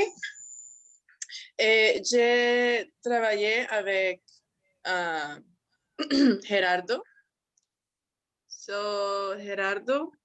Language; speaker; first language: French; non-native, learner; Spanish